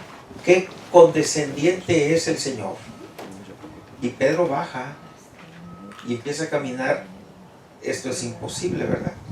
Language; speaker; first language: Spanish; native; Spanish